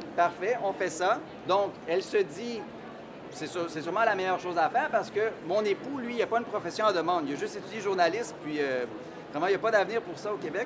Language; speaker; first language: French; native; French